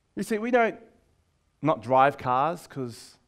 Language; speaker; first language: English; native; English